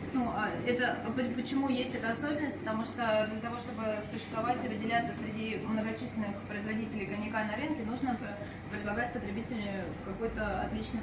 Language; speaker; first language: Russian; native; Russian